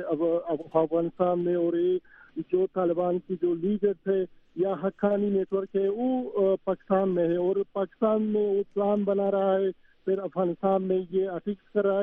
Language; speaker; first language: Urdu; non-native, fluent; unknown